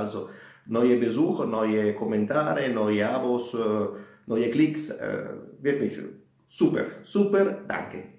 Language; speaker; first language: German; non-native, fluent; Italian